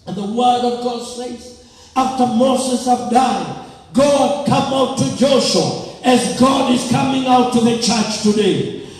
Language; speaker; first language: English; non-native, local second language; Swahili